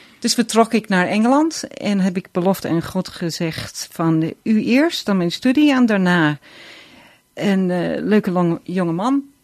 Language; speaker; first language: Dutch; non-native, fluent; English